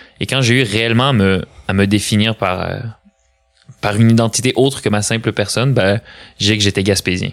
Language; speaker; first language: French; early bilingual, other home language; Arabic